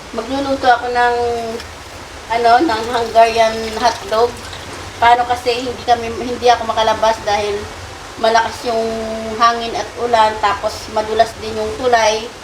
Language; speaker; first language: Filipino; non-native, local second language; Waray